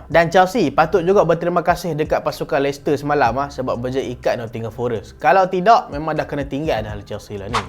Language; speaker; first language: Malay; native; Malay